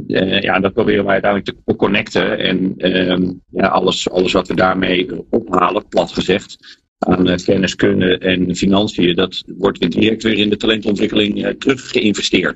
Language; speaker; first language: Dutch; native; Dutch